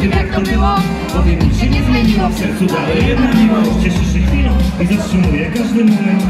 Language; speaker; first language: Polish; native; Polish